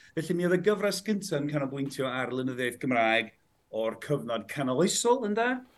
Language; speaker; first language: Welsh; native; Welsh